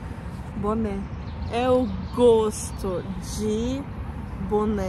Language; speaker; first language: Portuguese; non-native, fluent; Russian